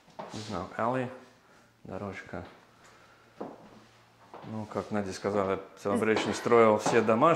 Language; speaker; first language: Russian; non-native, learner; English